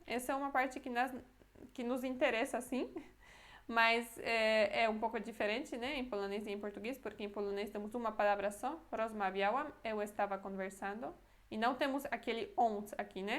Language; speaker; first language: Portuguese; non-native, fluent; Polish